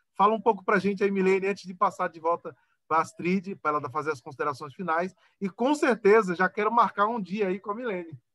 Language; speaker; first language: Portuguese; native; Portuguese